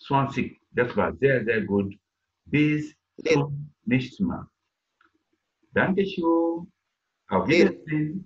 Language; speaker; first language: German; non-native, fluent; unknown